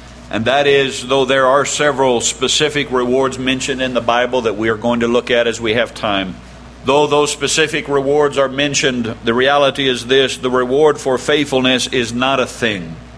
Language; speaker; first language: English; native; English